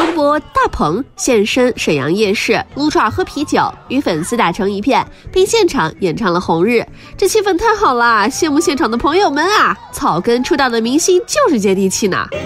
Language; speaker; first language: Chinese; native; Chinese